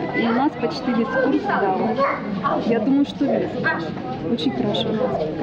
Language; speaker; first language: Russian; native; Russian